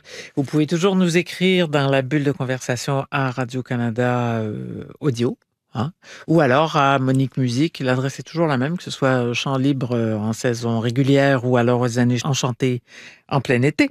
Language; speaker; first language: French; native; French